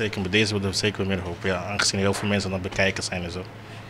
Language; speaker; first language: Dutch; native; Dutch